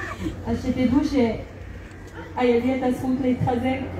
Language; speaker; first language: Hebrew; non-native, fluent; French